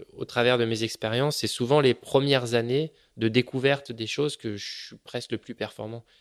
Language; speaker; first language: French; native; French